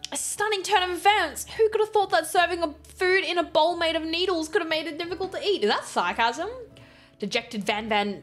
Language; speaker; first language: English; native; English